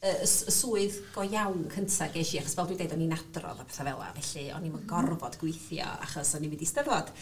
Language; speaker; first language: Welsh; native; Welsh